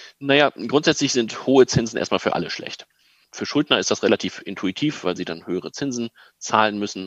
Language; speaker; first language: German; native; German